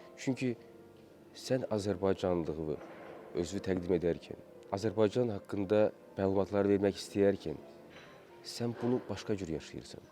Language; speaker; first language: Azerbaijani; native; Azerbaijani